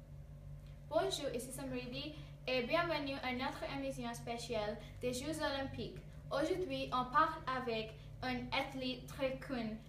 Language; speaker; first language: French; non-native, learner; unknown